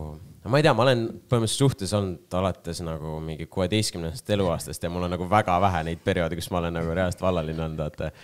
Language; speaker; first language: Estonian; non-native, local second language; Russian